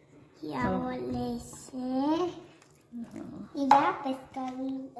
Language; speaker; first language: Spanish; early bilingual, heritage; Spanish